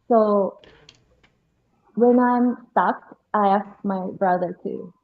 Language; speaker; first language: English; non-native, learner; Japanese